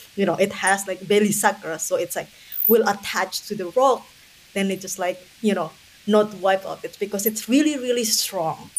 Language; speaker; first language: English; non-native, fluent; Indonesian